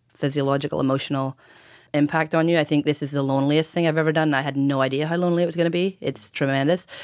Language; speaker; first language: English; native; English